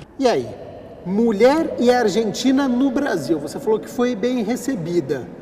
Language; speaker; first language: Portuguese; native; Portuguese